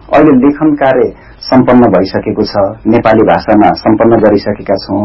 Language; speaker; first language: Nepali; non-native, local second language; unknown